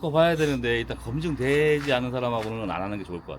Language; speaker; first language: Korean; native; Korean